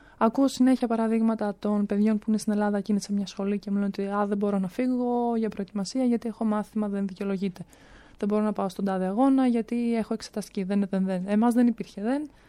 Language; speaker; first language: Greek; early bilingual, other home language; Romanian